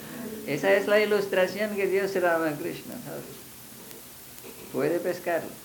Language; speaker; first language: Spanish; non-native, fluent; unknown